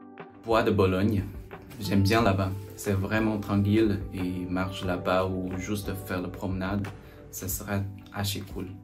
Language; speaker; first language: French; non-native, learner; Chinese